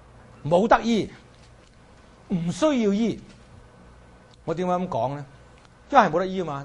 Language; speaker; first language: Chinese; native; Chinese